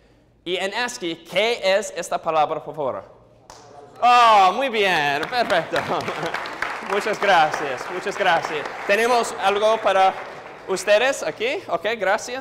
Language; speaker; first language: Spanish; non-native, learner; English